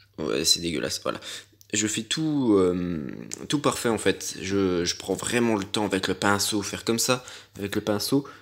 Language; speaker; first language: French; native; French